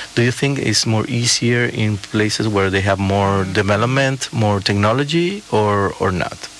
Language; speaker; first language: English; non-native, fluent; Spanish